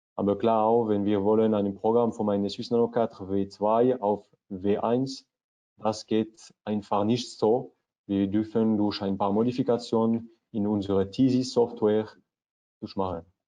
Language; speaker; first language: German; non-native, learner; French